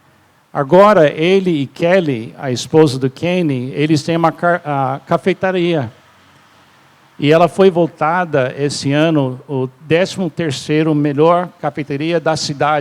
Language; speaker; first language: Portuguese; non-native, fluent; English